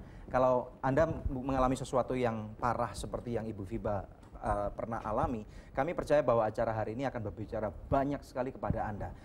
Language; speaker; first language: Indonesian; native; Indonesian